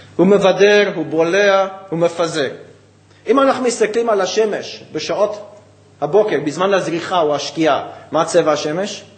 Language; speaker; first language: Hebrew; non-native, fluent; English